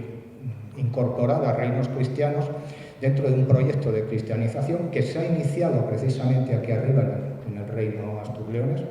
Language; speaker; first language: Spanish; native; Spanish